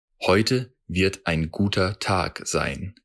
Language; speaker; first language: German; non-native, fluent; Russian